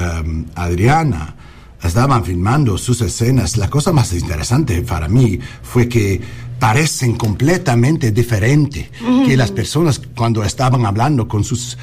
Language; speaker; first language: Spanish; non-native, learner; English